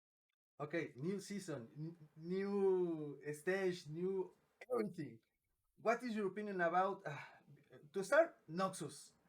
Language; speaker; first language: English; non-native, learner; Spanish